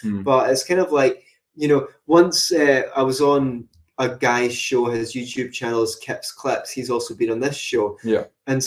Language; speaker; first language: English; native; English